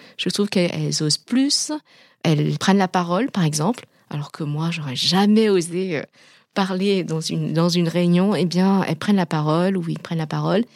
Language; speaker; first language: French; early bilingual, other home language; Vietnamese